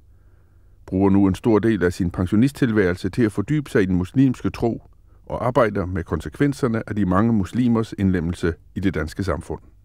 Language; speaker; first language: Danish; native; Danish